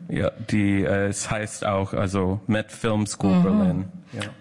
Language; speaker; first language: German; non-native, fluent; English